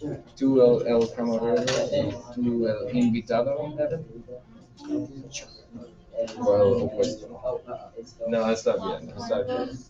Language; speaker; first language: Spanish; non-native, fluent; English